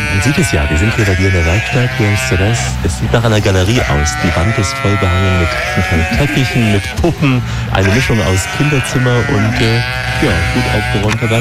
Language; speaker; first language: German; native; German